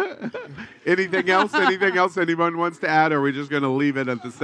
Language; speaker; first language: English; native; English